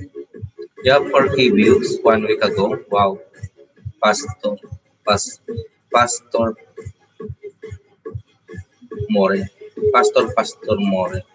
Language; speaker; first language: English; non-native, local second language; Filipino